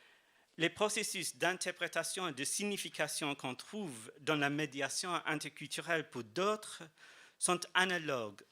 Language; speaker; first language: French; non-native, fluent; English